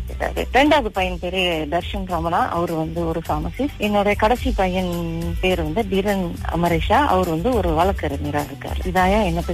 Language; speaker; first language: Tamil; early bilingual, heritage; Tamil